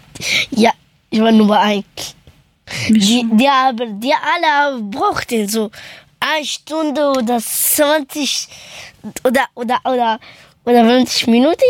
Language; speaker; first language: German; early bilingual, other home language; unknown